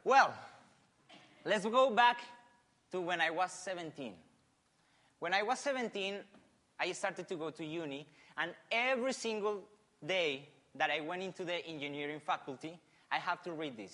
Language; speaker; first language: English; non-native, fluent; Spanish